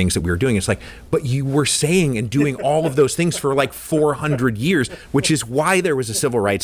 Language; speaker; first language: English; native; English